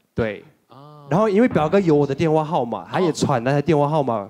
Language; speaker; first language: Chinese; non-native, fluent; English